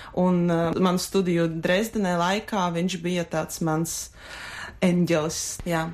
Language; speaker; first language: Latvian; non-native, local second language; Russian